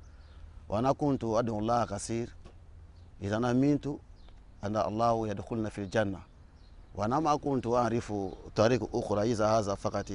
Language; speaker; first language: Arabic; non-native, learner; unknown